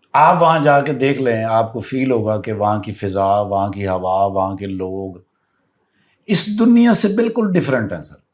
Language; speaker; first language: Urdu; non-native, local second language; Punjabi